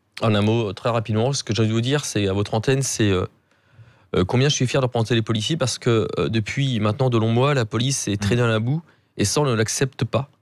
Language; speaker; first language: French; native; French